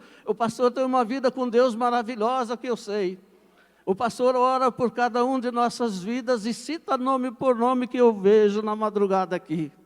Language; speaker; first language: Portuguese; native; Portuguese